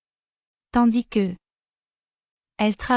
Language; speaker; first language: French; non-native, fluent; Spanish